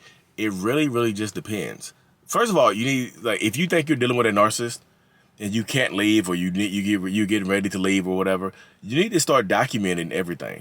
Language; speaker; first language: English; native; English